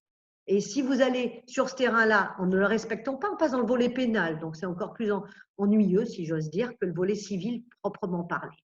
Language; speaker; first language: French; native; French